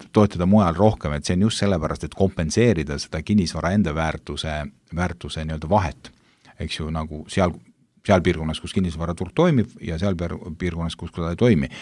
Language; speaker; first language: Estonian; native; Estonian